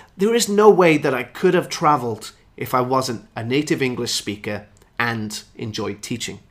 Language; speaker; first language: English; native; English